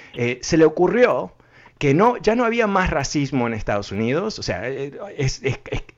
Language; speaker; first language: Spanish; native; Spanish